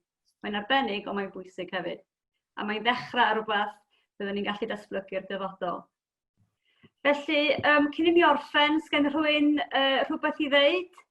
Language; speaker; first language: Welsh; native; Welsh